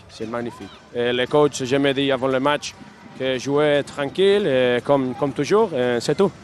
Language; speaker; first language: French; non-native, learner; Spanish